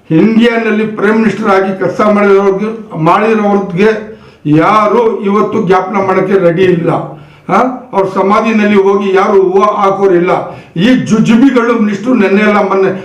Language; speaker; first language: Kannada; non-native, local second language; Urdu